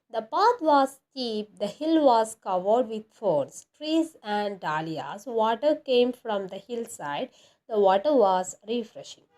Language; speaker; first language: English; non-native, local second language; Malayalam